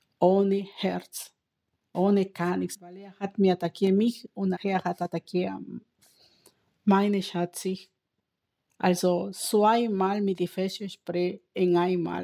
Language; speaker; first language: German; non-native, learner; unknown